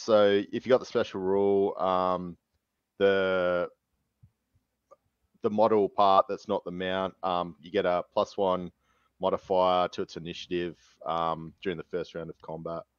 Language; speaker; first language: English; native; English